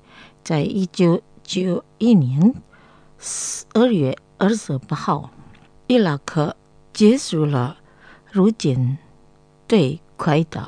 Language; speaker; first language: Chinese; non-native, local second language; Indonesian